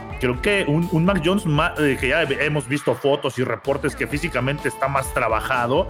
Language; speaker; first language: Spanish; native; Spanish